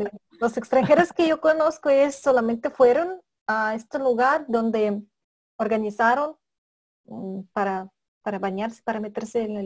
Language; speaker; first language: Spanish; non-native, fluent; Russian